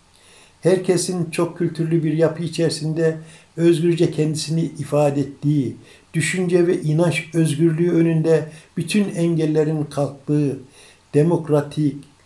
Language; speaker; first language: Turkish; native; Turkish